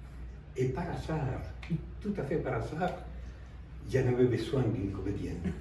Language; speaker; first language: French; non-native, fluent; Spanish